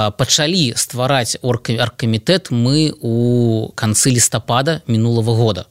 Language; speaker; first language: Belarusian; non-native, local second language; Russian